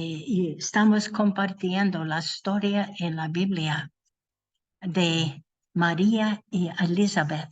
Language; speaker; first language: Spanish; non-native, learner; English